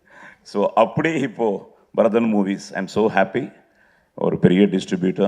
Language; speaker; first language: Tamil; non-native, local second language; Telugu